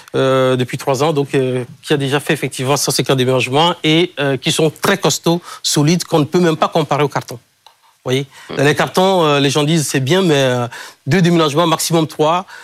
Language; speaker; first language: French; non-native, local second language; Ewe